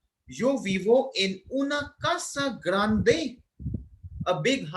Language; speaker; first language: Spanish; non-native, fluent; Hindi